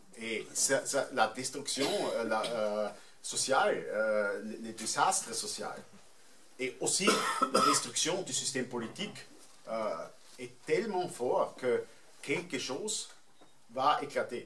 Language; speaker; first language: French; non-native, fluent; German